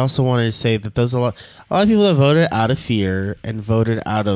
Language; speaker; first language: English; native; English